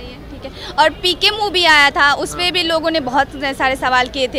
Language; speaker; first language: Hindi; native; Hindi